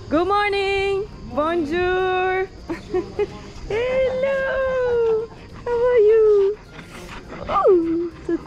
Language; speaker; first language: English; non-native, learner; Turkish